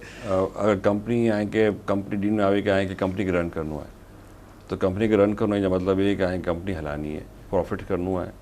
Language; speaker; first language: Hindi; non-native, local second language; Memoni